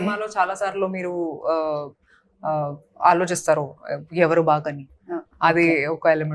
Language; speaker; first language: Telugu; non-native, local second language; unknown